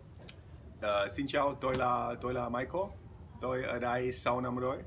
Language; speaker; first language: Vietnamese; non-native, learner; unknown